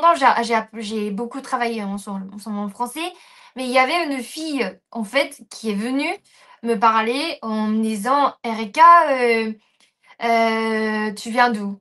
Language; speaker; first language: French; non-native, fluent; Japanese